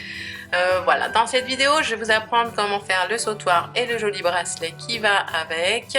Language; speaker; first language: French; native; French